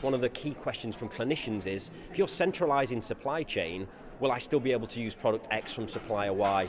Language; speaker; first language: English; native; English